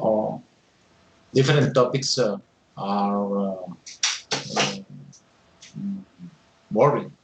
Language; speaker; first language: English; non-native, learner; Spanish